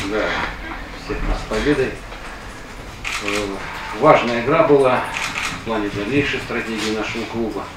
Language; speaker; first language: Russian; native; Russian